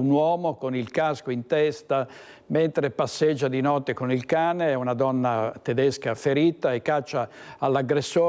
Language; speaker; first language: Italian; native; Italian